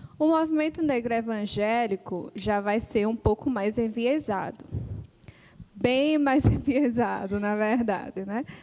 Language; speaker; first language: Portuguese; non-native, local second language; Upper Guinea Crioulo